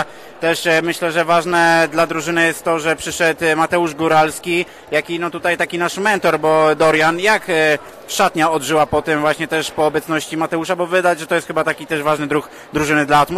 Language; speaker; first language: Polish; native; Polish